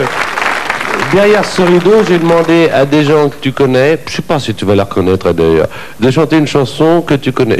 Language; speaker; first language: French; native; French